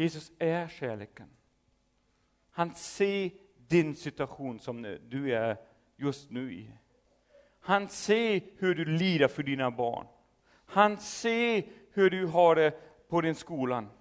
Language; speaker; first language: Swedish; non-native, fluent; German